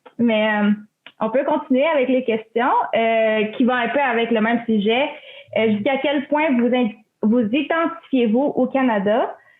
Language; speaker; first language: French; early bilingual, other home language; Spanish